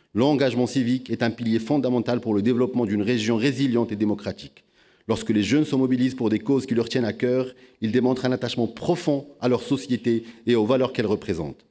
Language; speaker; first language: French; non-native, local second language; Arabic